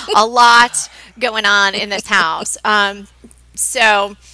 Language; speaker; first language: English; native; English